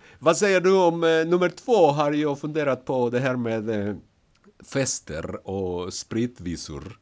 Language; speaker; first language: Swedish; non-native, fluent; Spanish